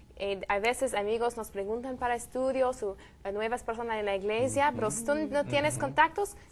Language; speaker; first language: Spanish; non-native, learner; French